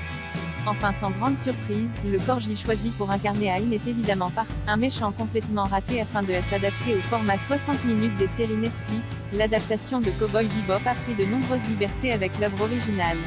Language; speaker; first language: French; native; French